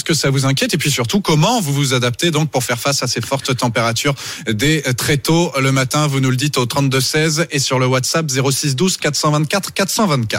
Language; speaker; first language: French; native; French